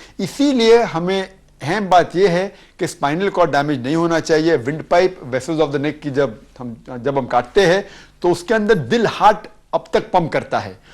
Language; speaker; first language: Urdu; non-native, local second language; Konkani